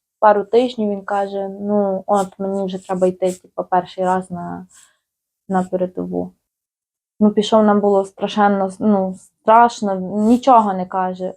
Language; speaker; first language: Ukrainian; native; Ukrainian